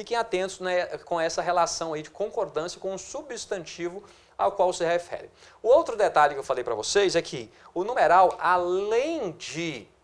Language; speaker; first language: Portuguese; native; Portuguese